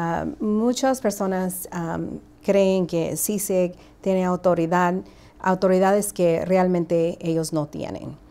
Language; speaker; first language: Spanish; early bilingual, heritage; Spanish